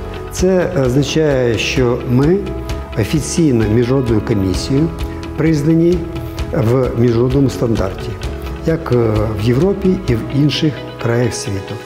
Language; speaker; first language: Ukrainian; non-native, local second language; Russian